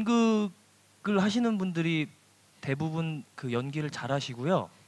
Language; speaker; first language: Korean; native; Korean